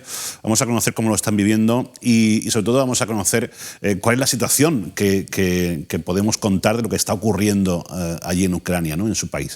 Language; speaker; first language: Spanish; native; Spanish